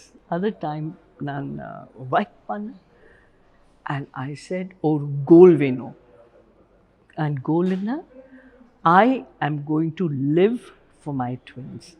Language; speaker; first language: Tamil; non-native, learner; Hindi